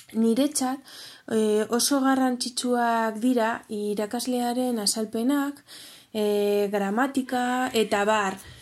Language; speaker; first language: Basque; non-native, local second language; Spanish